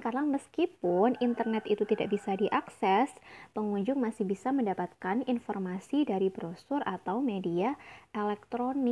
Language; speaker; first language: Indonesian; native; Indonesian